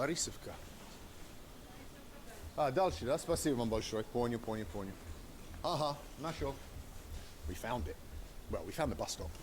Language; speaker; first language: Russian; non-native, fluent; English